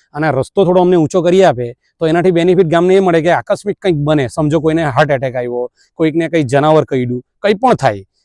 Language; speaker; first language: Gujarati; native; Gujarati